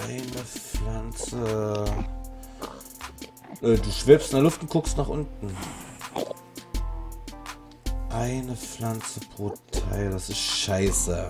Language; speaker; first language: German; native; German